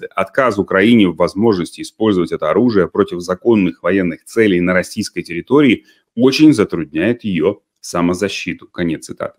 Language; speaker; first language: Russian; native; Russian